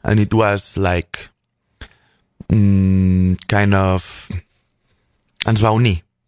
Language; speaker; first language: English; non-native, fluent; Catalan